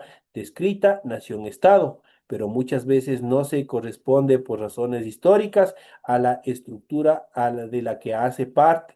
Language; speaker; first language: Spanish; native; Spanish